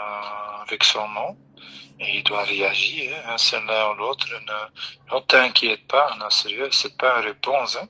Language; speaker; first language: French; non-native, local second language; Dutch